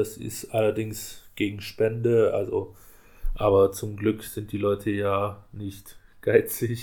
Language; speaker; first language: German; native; German